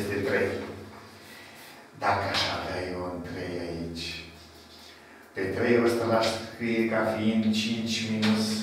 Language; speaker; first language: Romanian; native; Romanian